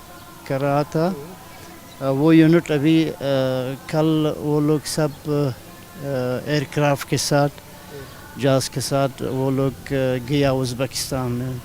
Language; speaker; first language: Hindi; non-native, learner; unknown